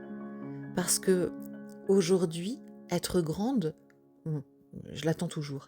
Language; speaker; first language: French; native; French